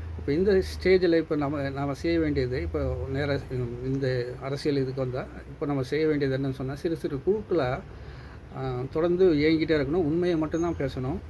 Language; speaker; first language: Tamil; non-native, local second language; Urdu